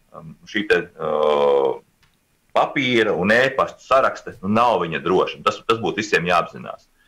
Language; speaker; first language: Latvian; native; Latvian